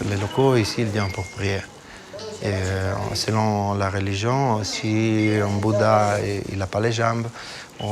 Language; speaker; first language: French; non-native, fluent; Italian